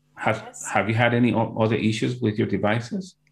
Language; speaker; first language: English; non-native, fluent; Spanish